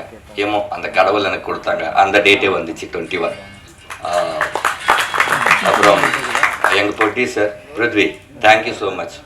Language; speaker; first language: Tamil; non-native, learner; Telugu